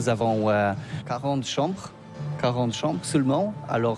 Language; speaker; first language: French; non-native, learner; Polish